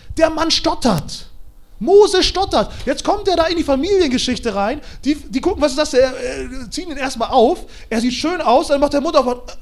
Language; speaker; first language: German; early bilingual, other home language; Russian